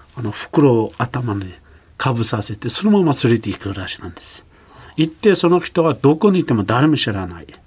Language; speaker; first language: Japanese; non-native, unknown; Uyghur